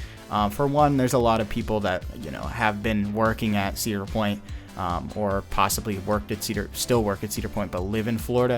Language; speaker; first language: English; native; English